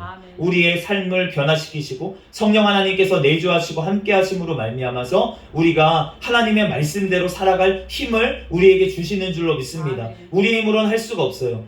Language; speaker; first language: Korean; native; Korean